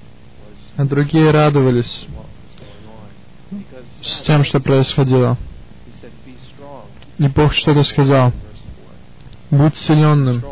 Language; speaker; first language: Russian; early bilingual, heritage; Russian